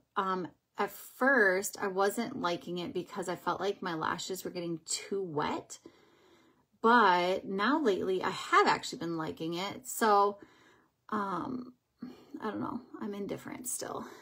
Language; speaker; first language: English; native; English